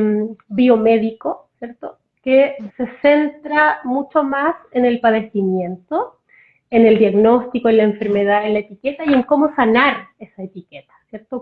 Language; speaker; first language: Spanish; native; Spanish